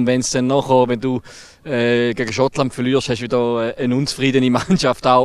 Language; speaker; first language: German; native; German